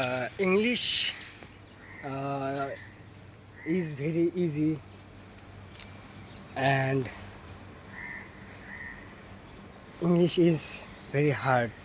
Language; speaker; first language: English; non-native, learner; Bangla